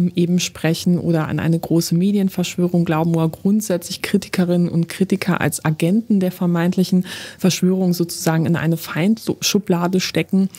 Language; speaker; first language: German; non-native, fluent; Polish